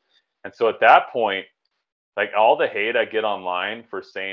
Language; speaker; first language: English; native; English